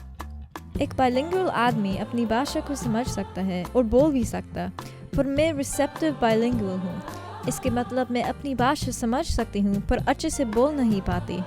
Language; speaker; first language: Hindi; early bilingual, heritage; English